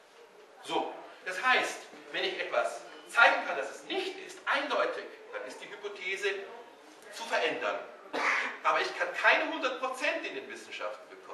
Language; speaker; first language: German; native; German